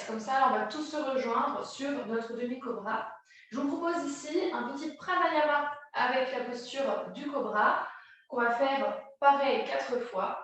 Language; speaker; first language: French; native; French